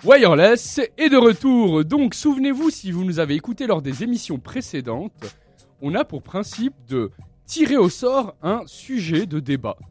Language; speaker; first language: French; native; French